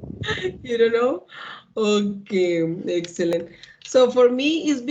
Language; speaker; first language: English; non-native, learner; Spanish